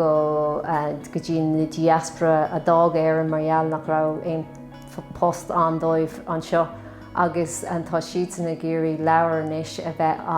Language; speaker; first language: Irish; non-native, local second language; English